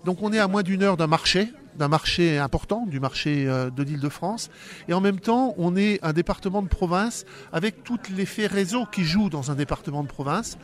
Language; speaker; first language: French; native; French